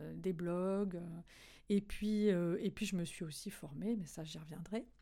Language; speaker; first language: French; native; French